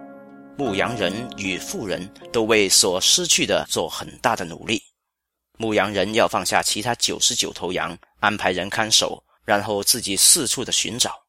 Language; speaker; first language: Chinese; native; Chinese